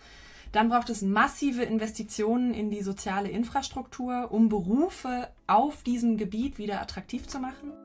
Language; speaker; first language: German; native; German